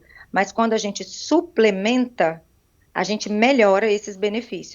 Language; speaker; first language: Portuguese; native; Portuguese